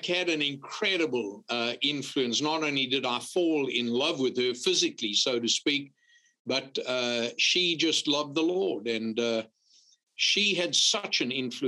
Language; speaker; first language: English; native; English